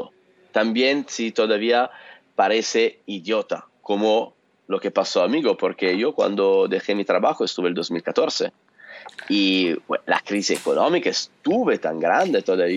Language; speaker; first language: Spanish; non-native, learner; Italian